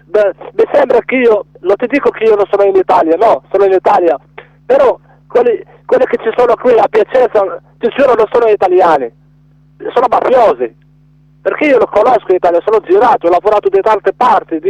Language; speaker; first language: Italian; non-native, learner; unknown